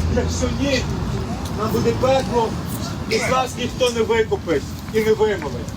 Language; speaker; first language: Ukrainian; native; Ukrainian